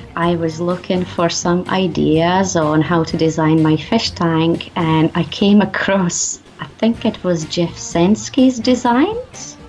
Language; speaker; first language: English; non-native, fluent; Czech